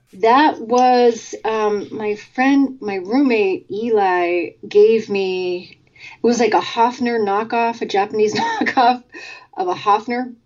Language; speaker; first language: English; native; English